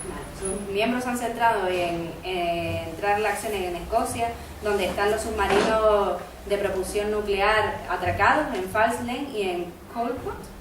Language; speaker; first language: Spanish; native; Spanish